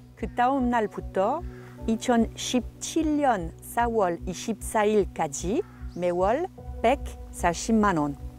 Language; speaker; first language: Korean; non-native, fluent; French